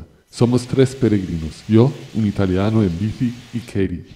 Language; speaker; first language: Spanish; non-native, fluent; German